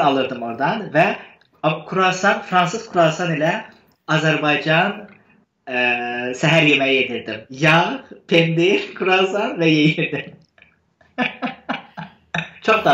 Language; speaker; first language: Azerbaijani; non-native, fluent; Turkish